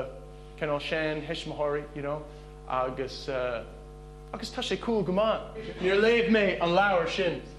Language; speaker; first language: Irish; non-native, learner; English